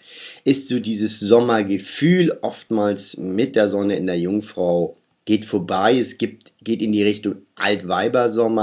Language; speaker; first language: German; native; German